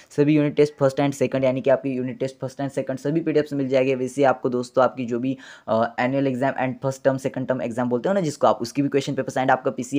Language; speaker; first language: Hindi; non-native, local second language; Marathi